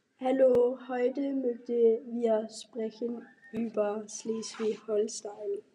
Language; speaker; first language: German; non-native, learner; Danish